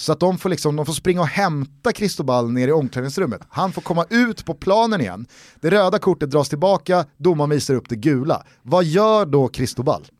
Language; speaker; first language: Swedish; native; Swedish